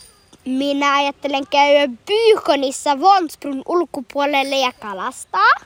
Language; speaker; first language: Finnish; early bilingual, heritage; Finnish